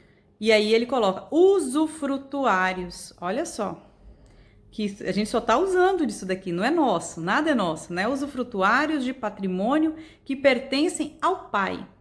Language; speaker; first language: Portuguese; native; Portuguese